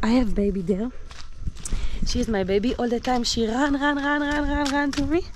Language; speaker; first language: English; non-native, learner; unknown